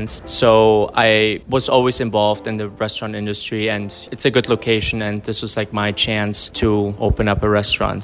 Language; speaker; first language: English; non-native, fluent; German